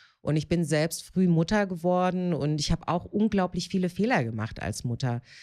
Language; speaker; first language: German; native; German